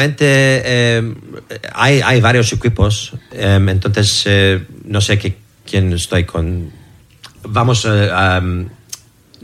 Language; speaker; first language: Spanish; non-native, learner; English